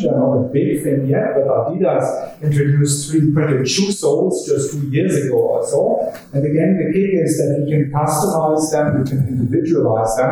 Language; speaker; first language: English; non-native, fluent; German